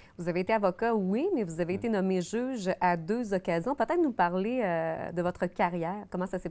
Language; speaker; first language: French; native; French